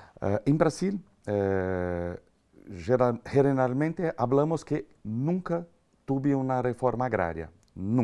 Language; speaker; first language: Spanish; non-native, learner; Portuguese